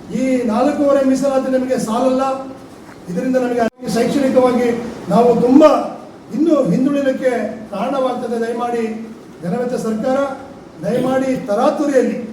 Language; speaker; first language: Kannada; non-native, local second language; Lambadi